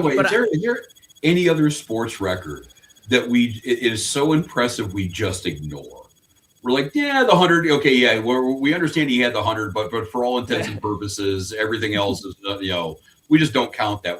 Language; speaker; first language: English; native; English